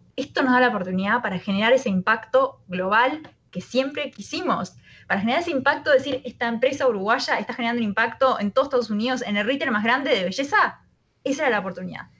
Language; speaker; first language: Spanish; native; Spanish